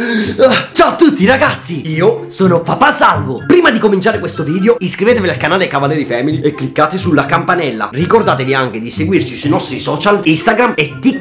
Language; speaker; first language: Italian; native; Italian